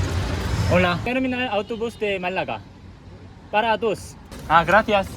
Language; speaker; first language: Spanish; non-native, learner; Korean